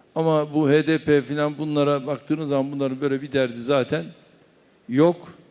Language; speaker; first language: Turkish; native; Turkish